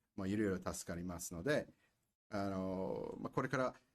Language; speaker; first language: Japanese; non-native, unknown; English